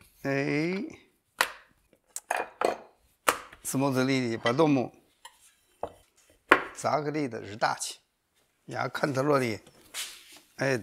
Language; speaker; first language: Russian; non-native, learner; Chinese